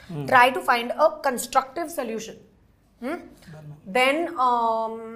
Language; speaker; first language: Telugu; non-native, learner; Hindi